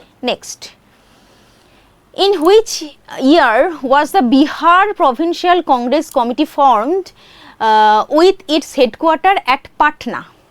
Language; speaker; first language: English; non-native, local second language; Bangla